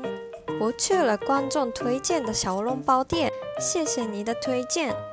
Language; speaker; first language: Chinese; non-native, learner; Japanese